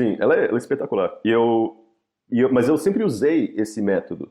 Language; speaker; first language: Portuguese; native; Portuguese